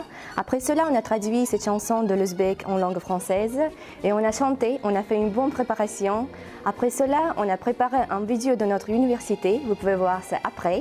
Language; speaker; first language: French; non-native, learner; Uzbek